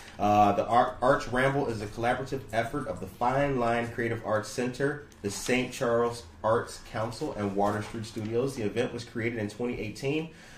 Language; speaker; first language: English; native; English